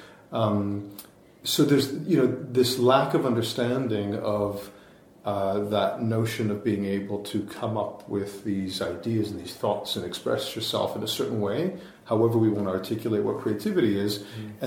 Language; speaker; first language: English; native; English